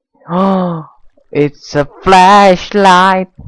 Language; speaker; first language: English; non-native, learner; Indonesian